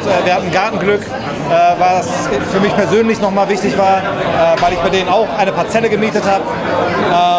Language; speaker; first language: German; native; German